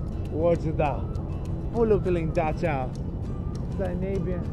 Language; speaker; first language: Chinese; non-native, learner; English